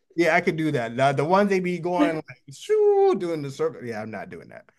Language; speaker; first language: English; native; English